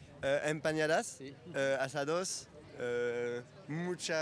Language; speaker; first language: Spanish; non-native, learner; French